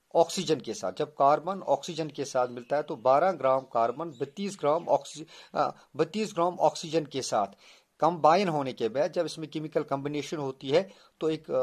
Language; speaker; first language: Urdu; non-native, local second language; Kashmiri